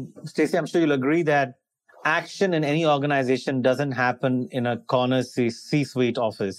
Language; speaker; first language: English; non-native, local second language; Tamil